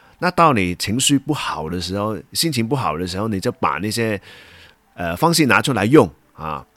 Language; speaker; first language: Chinese; non-native, local second language; Cantonese